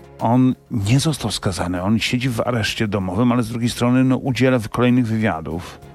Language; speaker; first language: Polish; native; Polish